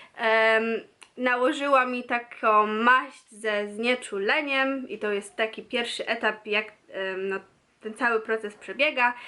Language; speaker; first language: Polish; native; Polish